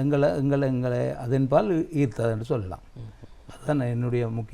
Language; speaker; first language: Tamil; native; Tamil